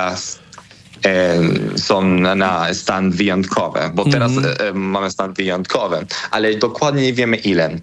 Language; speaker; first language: Polish; non-native, learner; Spanish